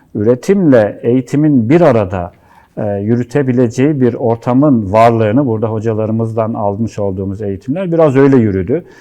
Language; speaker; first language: Turkish; native; Turkish